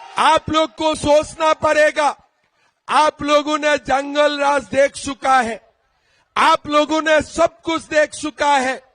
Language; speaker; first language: Hindi; non-native, local second language; Assamese